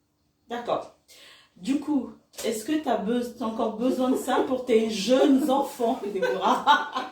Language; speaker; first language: French; native; French